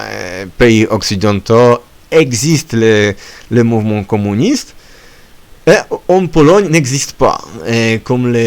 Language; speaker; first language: French; non-native, learner; Polish